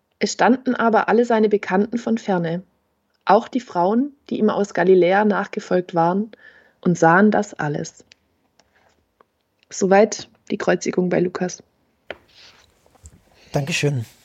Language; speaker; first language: German; native; German